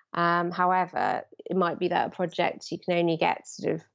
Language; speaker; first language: English; native; English